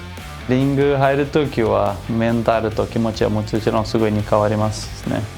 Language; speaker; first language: Japanese; non-native, learner; Portuguese